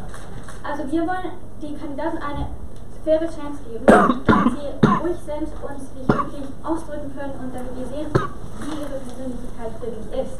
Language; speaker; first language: German; non-native, fluent; Spanish